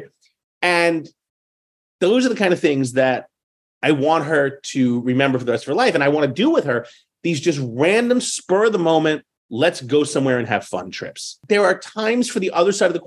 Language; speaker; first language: English; native; English